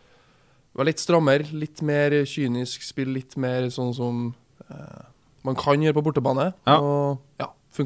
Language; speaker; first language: Norwegian; native; Norwegian